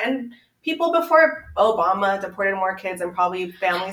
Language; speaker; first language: English; early bilingual, other home language; Spanish